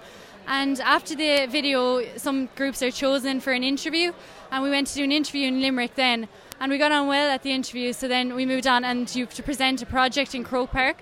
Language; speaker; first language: English; native; English